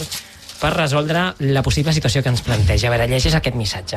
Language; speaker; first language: Catalan; native; Catalan